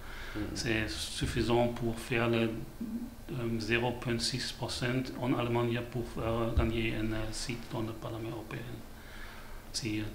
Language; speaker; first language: French; non-native, learner; German